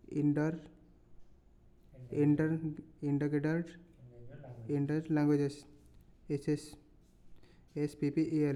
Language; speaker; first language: English; non-native, local second language; Odia